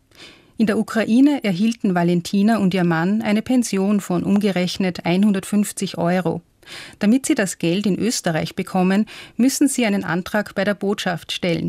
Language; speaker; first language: German; native; German